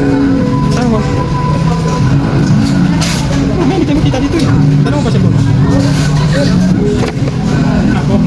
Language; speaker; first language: Filipino; non-native, local second language; Cebuano